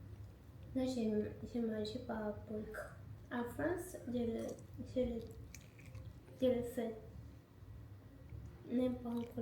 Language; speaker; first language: French; non-native, learner; Spanish